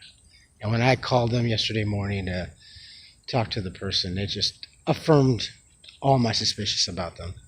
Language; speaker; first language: English; native; English